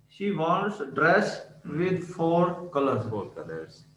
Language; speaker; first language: English; non-native, learner; Urdu